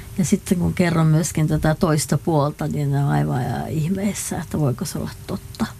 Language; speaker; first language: Finnish; non-native, local second language; Northern Sami